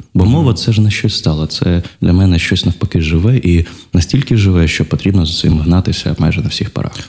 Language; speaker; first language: Ukrainian; non-native, local second language; Russian